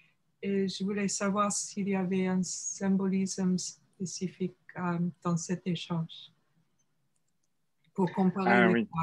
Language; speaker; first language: French; non-native, fluent; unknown